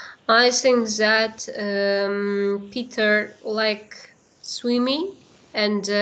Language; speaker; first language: English; non-native, learner; Kazakh